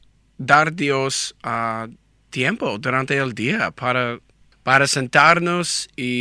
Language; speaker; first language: Spanish; non-native, learner; English